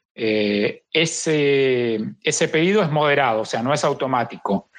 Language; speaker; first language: Spanish; native; Spanish